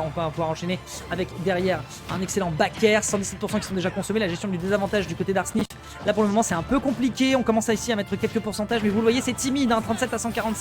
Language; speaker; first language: French; native; French